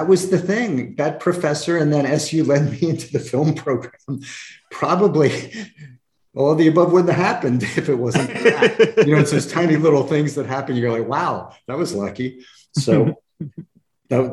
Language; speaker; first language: English; native; English